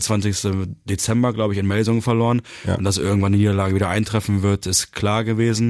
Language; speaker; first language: German; early bilingual, other home language; Turkish